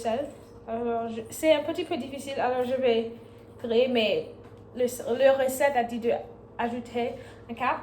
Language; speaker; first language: French; non-native, learner; English